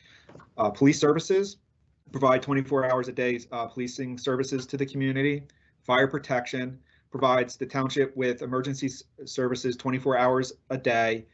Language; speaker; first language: English; native; English